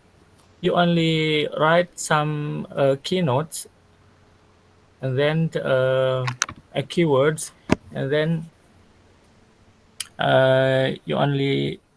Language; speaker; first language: English; non-native, learner; Sundanese